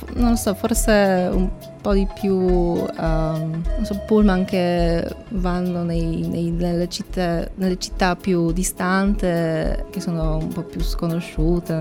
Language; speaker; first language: Italian; non-native, learner; Polish